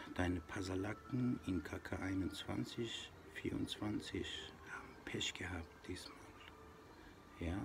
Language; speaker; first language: German; non-native, local second language; Persian